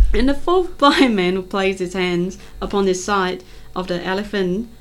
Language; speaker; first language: English; non-native, local second language; Cantonese